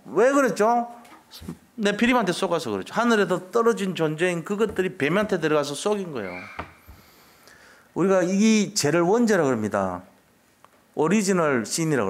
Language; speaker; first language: Korean; native; Korean